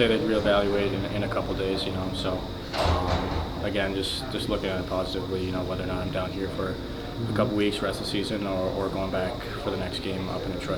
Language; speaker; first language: English; native; English